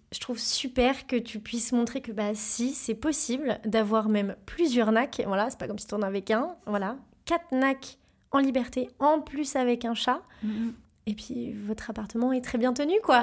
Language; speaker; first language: French; native; French